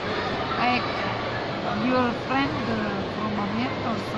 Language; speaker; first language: English; non-native, learner; Turkish